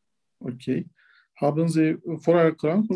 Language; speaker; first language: German; non-native, learner; Turkish